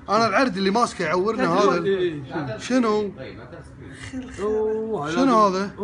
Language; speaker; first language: Arabic; native; Arabic